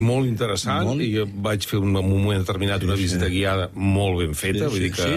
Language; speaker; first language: Catalan; native; Catalan